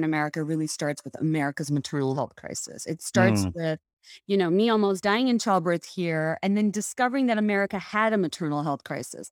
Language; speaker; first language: English; non-native, local second language; Bangla